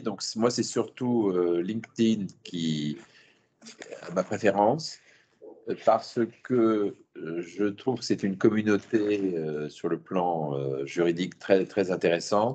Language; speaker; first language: French; native; French